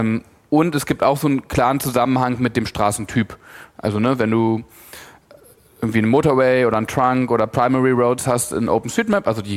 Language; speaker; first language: German; native; German